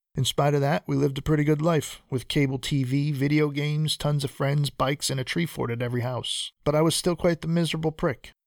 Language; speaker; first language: English; early bilingual, other home language; Spanish